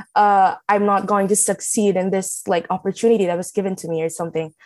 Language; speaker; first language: English; non-native, local second language; Filipino